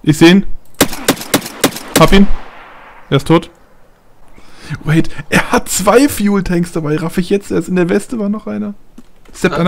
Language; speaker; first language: German; native; German